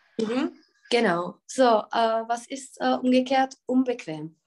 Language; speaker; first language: German; non-native, fluent; Czech